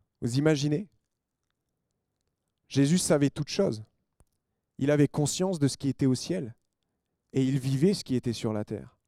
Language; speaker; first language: French; native; French